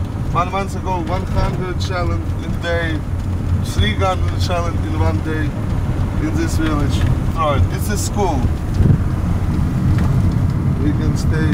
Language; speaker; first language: English; non-native, learner; Ukrainian